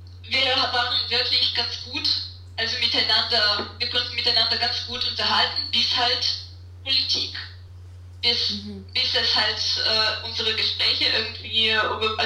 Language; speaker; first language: German; non-native, fluent; Russian